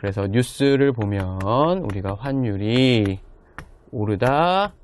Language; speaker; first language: Korean; native; Korean